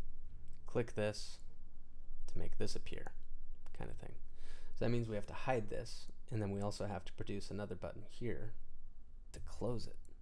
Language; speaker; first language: English; native; English